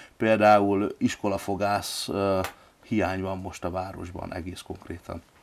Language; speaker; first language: Hungarian; native; Hungarian